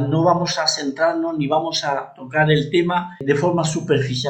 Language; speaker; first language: Spanish; native; Spanish